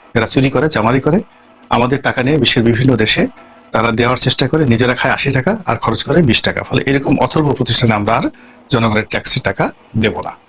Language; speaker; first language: Bangla; native; Bangla